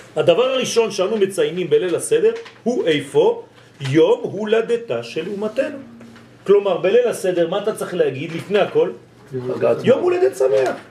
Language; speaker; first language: Hebrew; non-native, fluent; French